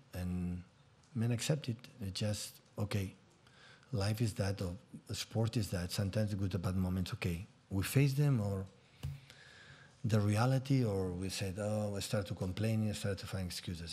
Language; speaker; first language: English; non-native, fluent; Catalan